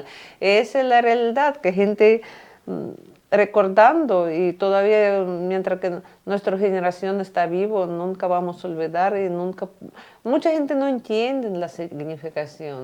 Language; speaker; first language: Spanish; non-native, fluent; Russian